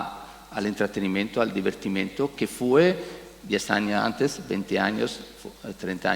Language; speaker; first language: Spanish; non-native, learner; Italian